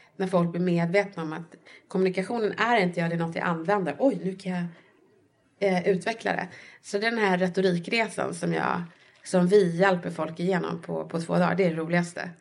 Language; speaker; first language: Swedish; native; Swedish